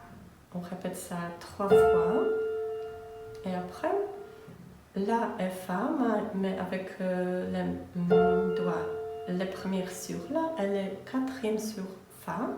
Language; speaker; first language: French; non-native, fluent; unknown